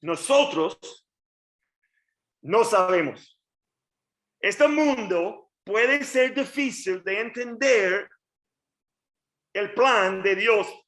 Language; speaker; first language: Spanish; non-native, learner; English